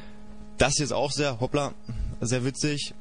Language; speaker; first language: German; native; German